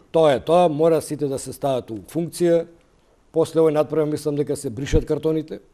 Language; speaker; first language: Macedonian; native; Macedonian